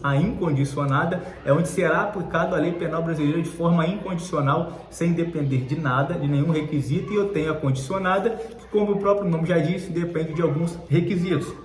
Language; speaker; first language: Portuguese; native; Portuguese